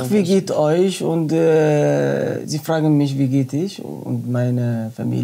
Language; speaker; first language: German; non-native, learner; Arabic